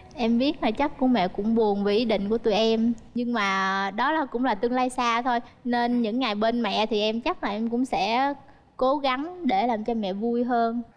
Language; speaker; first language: Vietnamese; native; Vietnamese